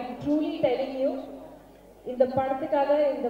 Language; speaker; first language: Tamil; non-native, learner; Malayalam